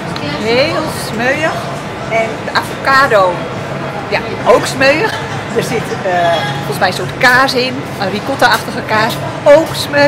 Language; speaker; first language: Dutch; native; Dutch